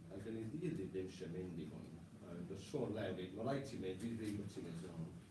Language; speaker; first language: Welsh; non-native, local second language; English